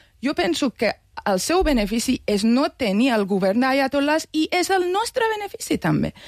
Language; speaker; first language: Catalan; non-native, fluent; Persian